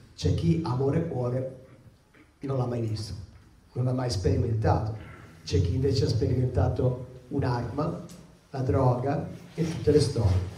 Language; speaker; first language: Italian; native; Italian